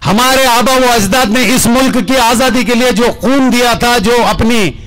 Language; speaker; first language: Hindi; non-native, local second language; Kannada